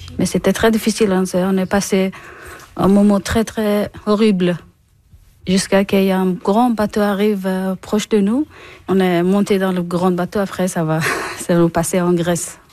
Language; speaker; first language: French; non-native, learner; Persian